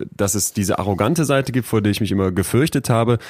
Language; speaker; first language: German; native; German